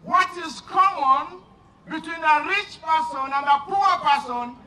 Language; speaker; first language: English; non-native, local second language; Swahili